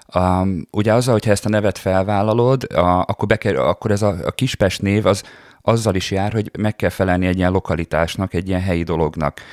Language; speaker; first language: Hungarian; native; Hungarian